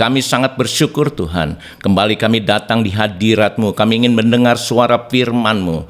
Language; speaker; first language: Indonesian; native; Indonesian